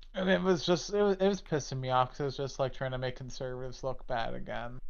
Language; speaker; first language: English; native; English